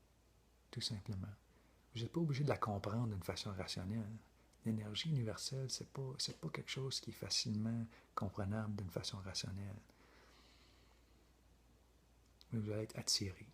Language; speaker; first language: French; native; French